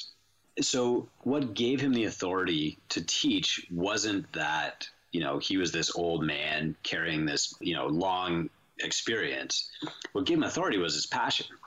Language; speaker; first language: English; native; English